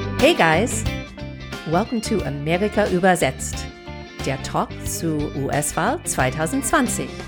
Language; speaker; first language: German; non-native, fluent; English